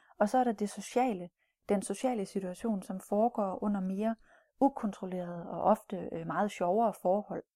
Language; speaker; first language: Danish; native; Danish